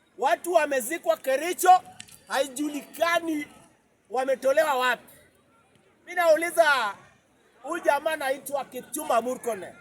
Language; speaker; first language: Swahili; native; Swahili